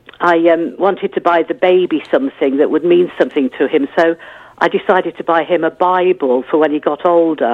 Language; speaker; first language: English; native; English